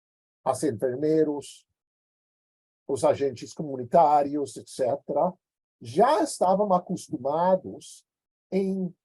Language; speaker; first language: Portuguese; non-native, fluent; English